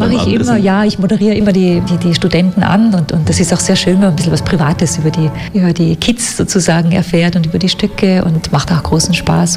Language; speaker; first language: German; native; German